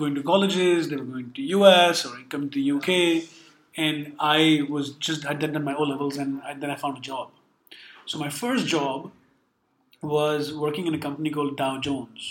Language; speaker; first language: English; non-native, local second language; Urdu